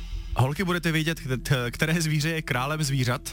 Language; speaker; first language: Czech; native; Czech